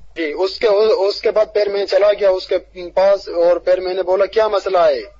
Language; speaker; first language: Urdu; non-native, local second language; Baluchi